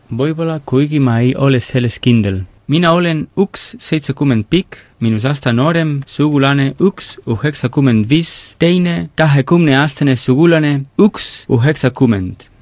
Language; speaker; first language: Estonian; non-native, fluent; Spanish